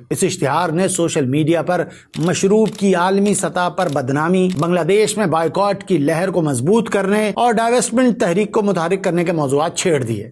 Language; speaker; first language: Urdu; native; Urdu